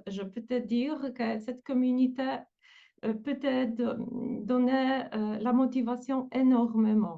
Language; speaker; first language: French; non-native, fluent; Polish